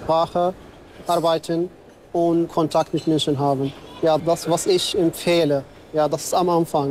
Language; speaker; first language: German; non-native, learner; Arabic